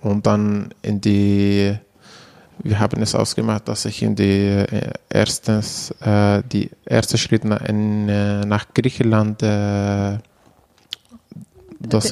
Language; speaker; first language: German; non-native, learner; Arabic